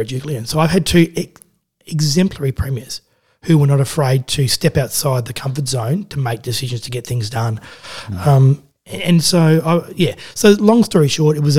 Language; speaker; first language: English; native; English